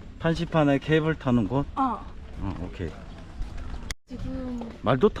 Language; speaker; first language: Korean; native; Korean